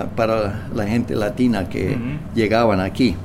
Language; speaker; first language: Spanish; non-native, fluent; English